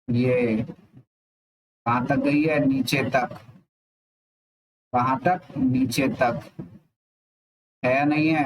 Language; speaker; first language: Hindi; native; Hindi